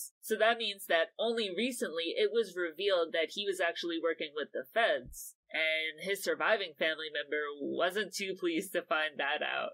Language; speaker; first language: English; native; English